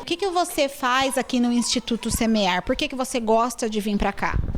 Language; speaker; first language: Portuguese; native; Portuguese